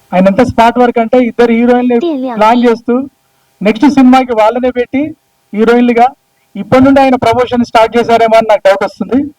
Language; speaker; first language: Telugu; native; Telugu